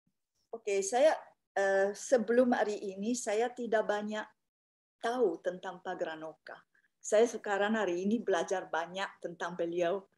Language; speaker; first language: Indonesian; non-native, fluent; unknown